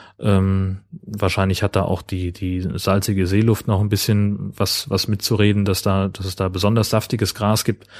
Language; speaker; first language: German; native; German